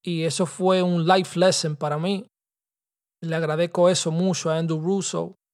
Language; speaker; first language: Spanish; early bilingual, heritage; Spanish